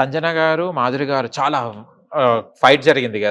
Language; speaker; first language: Telugu; native; Telugu